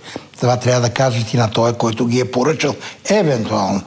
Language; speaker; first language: Bulgarian; native; Bulgarian